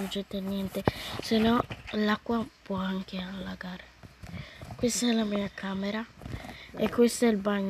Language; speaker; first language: Italian; early bilingual, other home language; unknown